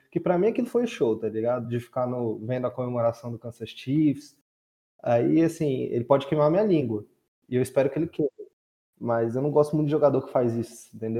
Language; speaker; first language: Portuguese; native; Portuguese